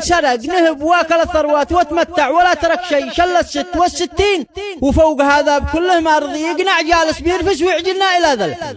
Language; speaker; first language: Arabic; native; Arabic